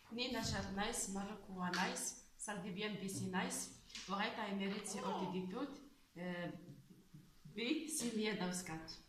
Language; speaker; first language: Basque; non-native, learner; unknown